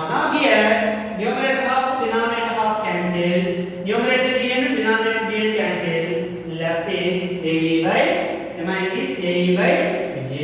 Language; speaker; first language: English; non-native, local second language; Telugu